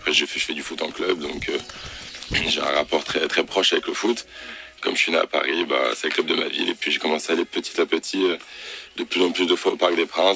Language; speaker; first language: French; native; French